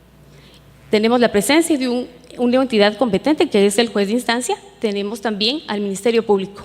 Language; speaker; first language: Spanish; native; Spanish